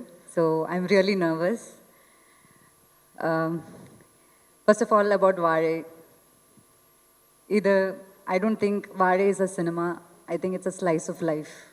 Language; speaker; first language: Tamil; non-native, fluent; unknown